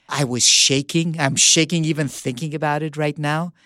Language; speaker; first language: English; early bilingual, other home language; Persian